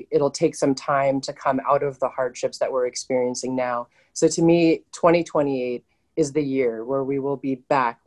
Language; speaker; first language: English; native; English